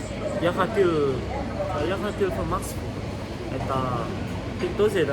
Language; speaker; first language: Russian; non-native, learner; Indonesian